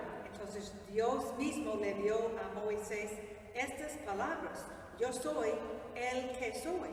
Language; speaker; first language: Spanish; non-native, fluent; English